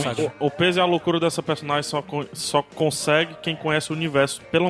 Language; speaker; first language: Portuguese; native; Portuguese